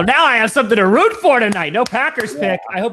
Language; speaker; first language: English; native; English